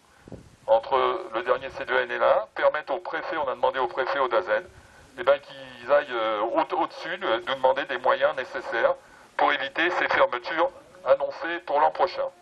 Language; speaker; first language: French; native; French